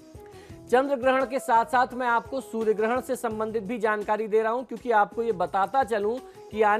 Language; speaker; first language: Hindi; native; Hindi